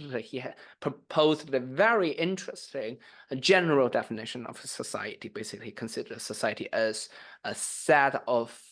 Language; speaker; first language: English; non-native, fluent; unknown